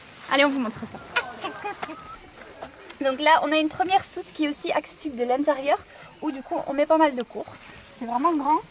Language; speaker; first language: French; native; French